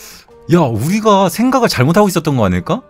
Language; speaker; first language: Korean; native; Korean